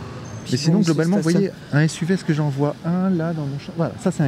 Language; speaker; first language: French; native; French